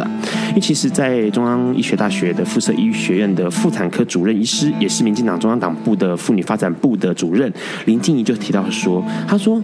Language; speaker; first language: Chinese; native; Chinese